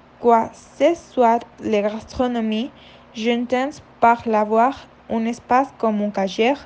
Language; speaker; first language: French; non-native, learner; Spanish